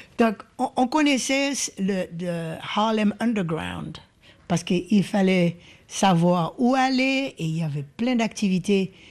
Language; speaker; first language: French; non-native, local second language; Haitian Creole